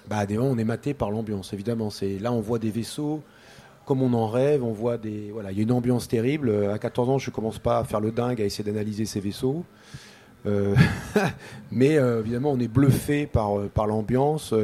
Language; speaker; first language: French; native; French